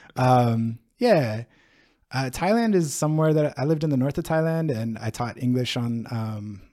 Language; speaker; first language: English; native; English